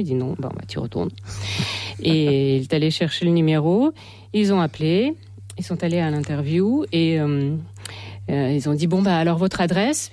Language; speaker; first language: French; non-native, fluent; Russian